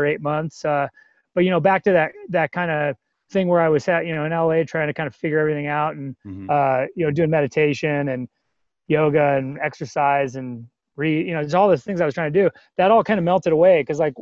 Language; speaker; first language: English; native; English